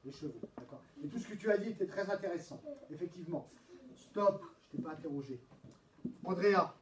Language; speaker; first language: French; native; French